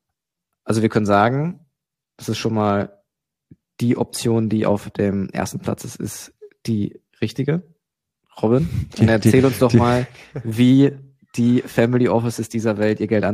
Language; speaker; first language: German; native; German